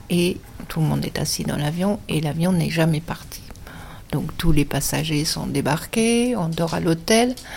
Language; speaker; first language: French; non-native, fluent; German